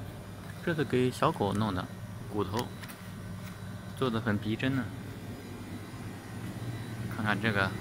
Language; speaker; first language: Chinese; native; Chinese